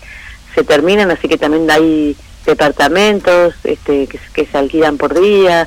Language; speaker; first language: Spanish; native; Spanish